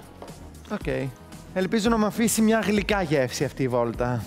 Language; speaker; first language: Greek; native; Greek